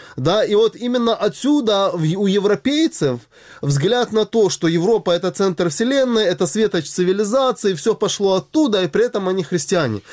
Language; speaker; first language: Russian; native; Russian